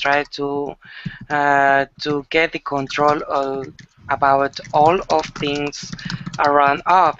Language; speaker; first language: English; non-native, learner; Spanish